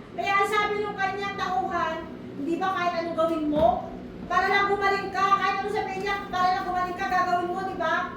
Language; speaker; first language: Filipino; native; Filipino